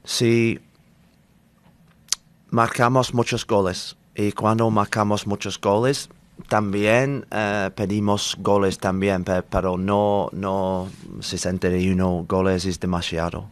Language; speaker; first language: Spanish; non-native, learner; English